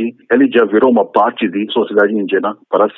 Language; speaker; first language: Portuguese; non-native, fluent; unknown